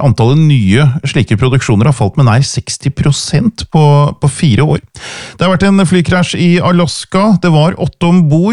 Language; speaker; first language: Norwegian; native; Norwegian